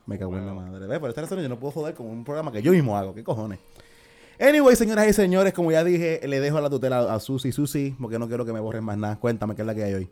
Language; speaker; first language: Spanish; native; Spanish